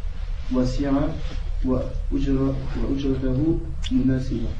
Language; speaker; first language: Arabic; non-native, learner; French